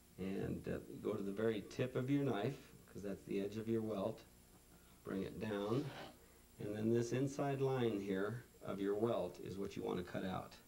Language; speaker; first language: English; native; English